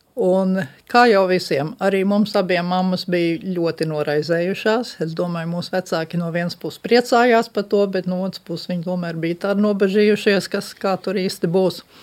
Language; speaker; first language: Latvian; early bilingual, heritage; Latvian